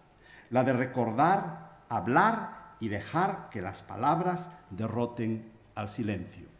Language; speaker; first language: Spanish; native; Spanish